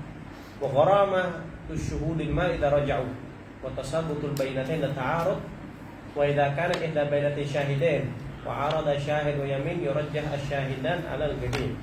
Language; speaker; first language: Arabic; non-native, fluent; Malay